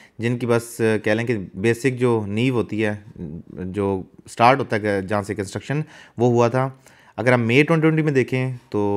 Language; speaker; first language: Urdu; native; Urdu